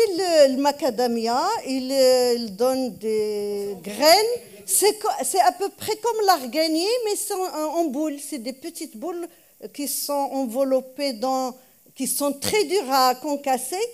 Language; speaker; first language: French; non-native, local second language; Arabic